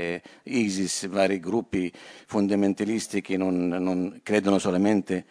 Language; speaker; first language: Italian; non-native, fluent; Arabic